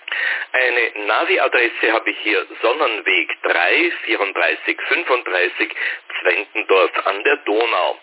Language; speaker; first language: German; native; German